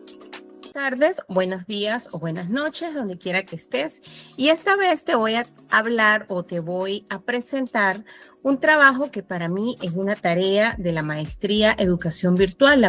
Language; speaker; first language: Spanish; native; Spanish